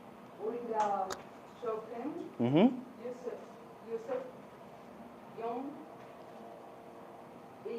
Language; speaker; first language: Korean; non-native, learner; Arabic